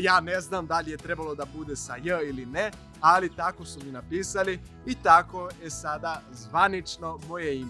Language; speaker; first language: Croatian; non-native, fluent; Portuguese